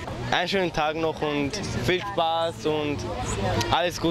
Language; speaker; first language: German; early bilingual, other home language; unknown